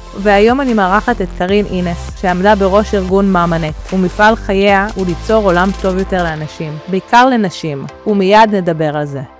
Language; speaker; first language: Hebrew; native; Hebrew